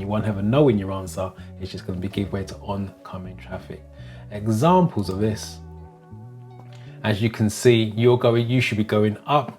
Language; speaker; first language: English; native; English